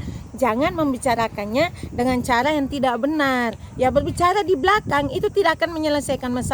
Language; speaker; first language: Indonesian; native; Indonesian